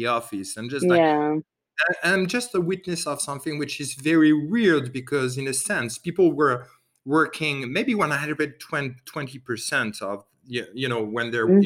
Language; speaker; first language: English; non-native, fluent; French